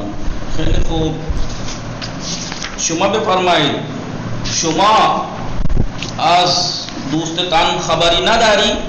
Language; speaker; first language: Persian; non-native, fluent; Urdu